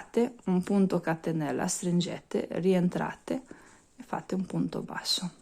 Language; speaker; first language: Italian; native; Italian